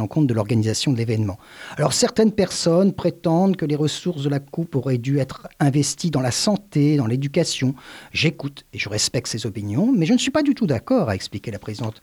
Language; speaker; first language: French; native; French